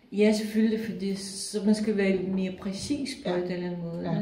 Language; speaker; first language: Danish; non-native, fluent; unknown